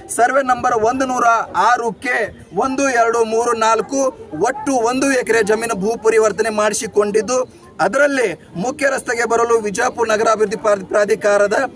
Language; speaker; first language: Kannada; non-native, local second language; Lambadi